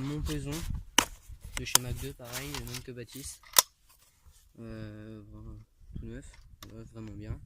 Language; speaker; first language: French; native; French